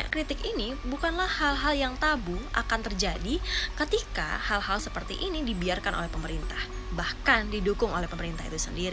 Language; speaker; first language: Indonesian; native; Indonesian